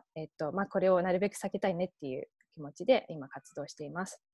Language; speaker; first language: Japanese; early bilingual, heritage; Japanese